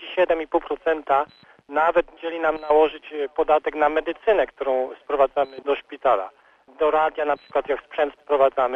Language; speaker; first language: Polish; native; Polish